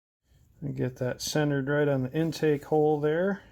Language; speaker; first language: English; native; English